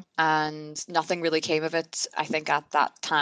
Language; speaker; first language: English; native; English